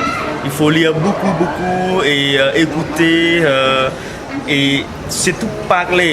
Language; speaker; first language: French; non-native, fluent; Khmer